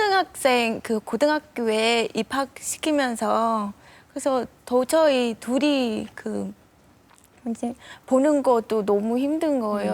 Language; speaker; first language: Korean; non-native, fluent; Vietnamese